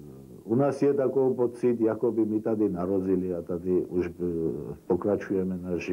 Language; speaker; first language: Czech; non-native, learner; Armenian